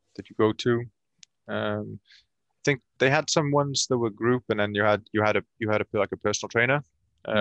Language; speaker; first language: English; native; English